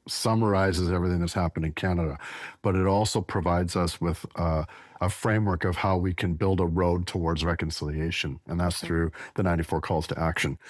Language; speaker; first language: English; native; English